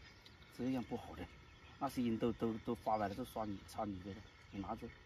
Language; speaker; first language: Chinese; non-native, local second language; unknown